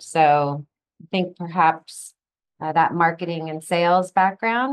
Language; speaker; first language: English; native; English